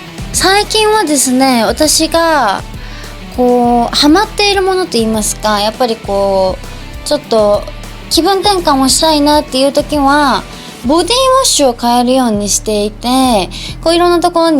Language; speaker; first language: Japanese; native; Japanese